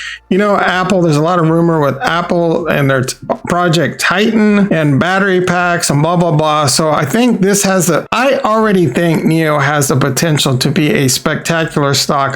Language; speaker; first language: English; native; English